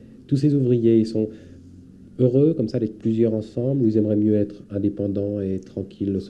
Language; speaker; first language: French; native; French